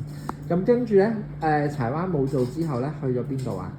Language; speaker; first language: Cantonese; native; Cantonese